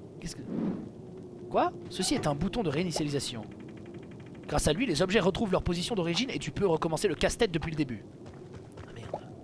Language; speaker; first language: French; native; French